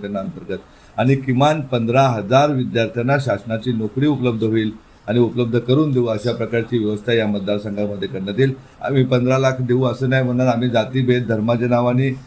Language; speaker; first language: Marathi; native; Marathi